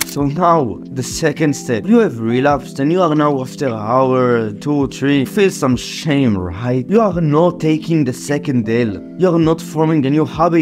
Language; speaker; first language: English; non-native, fluent; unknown